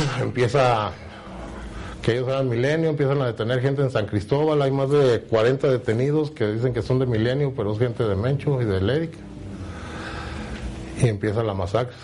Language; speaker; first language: Spanish; native; Spanish